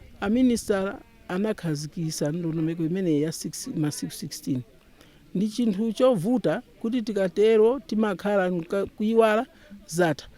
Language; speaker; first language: Nyanja; native; Nyanja